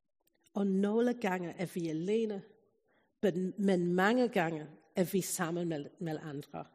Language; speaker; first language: Danish; non-native, fluent; English